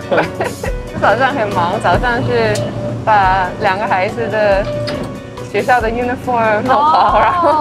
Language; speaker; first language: Chinese; early bilingual, heritage; Chinese